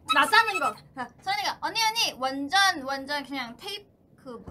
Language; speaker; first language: Korean; non-native, fluent; Chinese